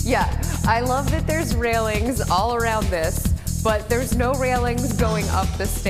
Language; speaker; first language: English; native; English